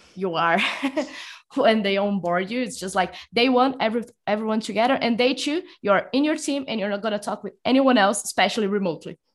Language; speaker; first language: English; non-native, fluent; Portuguese